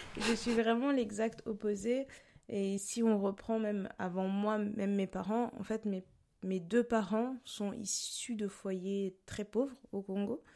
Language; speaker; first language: French; early bilingual, other home language; Lingala